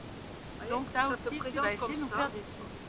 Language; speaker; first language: French; native; French